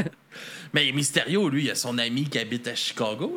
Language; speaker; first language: French; native; French